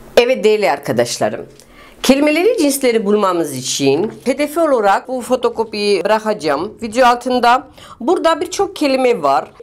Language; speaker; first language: Turkish; non-native, fluent; Russian